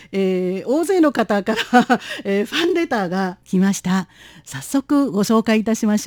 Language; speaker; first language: Japanese; non-native, fluent; Chinese